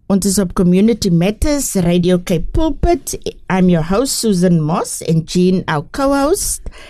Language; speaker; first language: English; non-native, local second language; Afrikaans